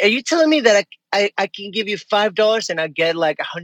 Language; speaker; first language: English; non-native, fluent; Spanish